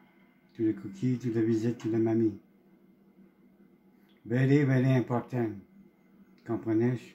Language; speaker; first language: English; non-native, learner; French